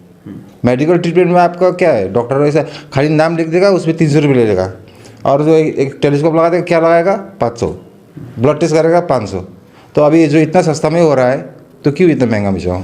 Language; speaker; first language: Hindi; non-native, fluent; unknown